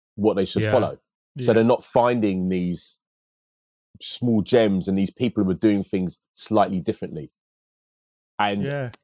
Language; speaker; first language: English; early bilingual, other home language; Akan